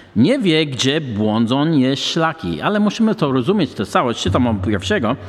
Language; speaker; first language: Polish; non-native, fluent; English